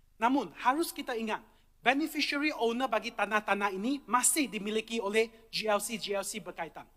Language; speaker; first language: Malay; non-native, local second language; Chinese